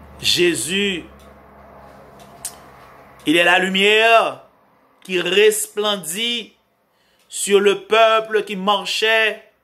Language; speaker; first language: French; non-native, local second language; Haitian Creole